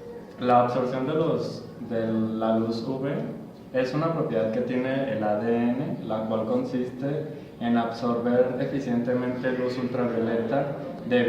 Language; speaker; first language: Spanish; native; Spanish